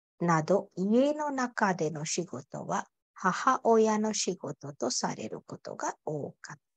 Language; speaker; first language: Japanese; non-native, fluent; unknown